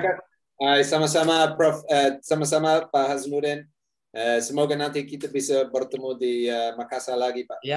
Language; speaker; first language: Indonesian; non-native, learner; English